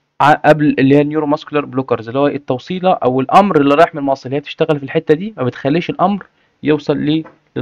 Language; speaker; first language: Arabic; native; Arabic